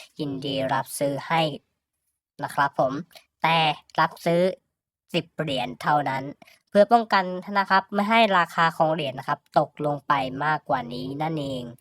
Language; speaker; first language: Thai; native; Thai